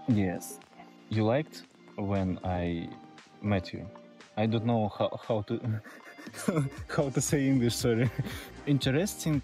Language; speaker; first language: English; non-native, learner; Russian